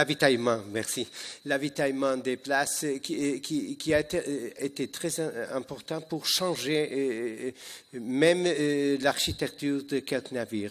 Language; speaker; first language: French; non-native, fluent; Portuguese